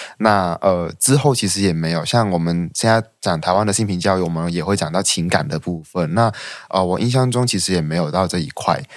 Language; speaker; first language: Chinese; non-native, local second language; Cantonese